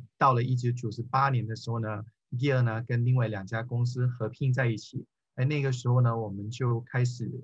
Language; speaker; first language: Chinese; native; Chinese